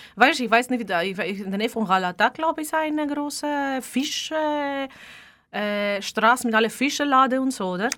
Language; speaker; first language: German; non-native, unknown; Greek